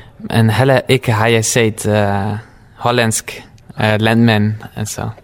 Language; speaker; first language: Danish; non-native, learner; Dutch